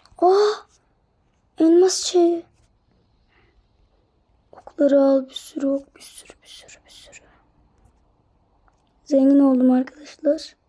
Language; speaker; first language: Turkish; native; Turkish